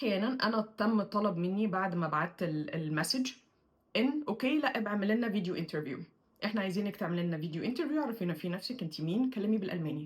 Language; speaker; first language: Arabic; native; Arabic